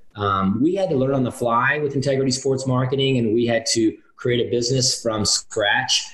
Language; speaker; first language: English; native; English